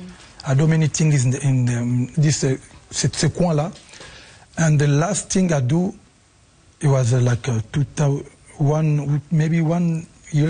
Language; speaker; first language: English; non-native, learner; French